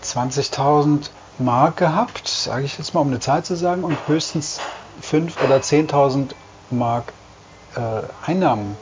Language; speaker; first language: German; native; German